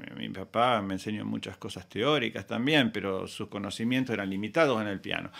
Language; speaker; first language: Spanish; native; Spanish